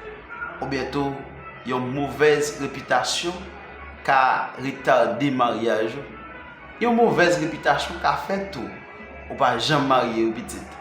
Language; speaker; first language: French; non-native, learner; Haitian Creole